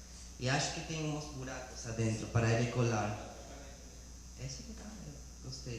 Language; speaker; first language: Portuguese; non-native, learner; Spanish